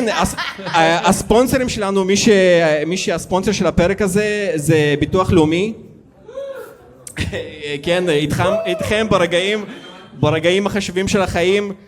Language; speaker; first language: Hebrew; native; Hebrew